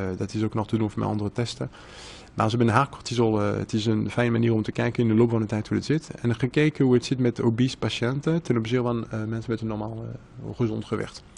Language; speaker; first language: Dutch; non-native, fluent; French